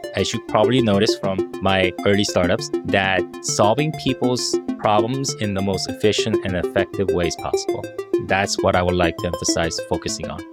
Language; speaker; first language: English; early bilingual, other home language; Korean